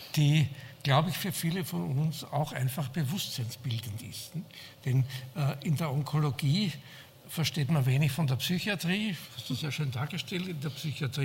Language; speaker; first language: German; native; German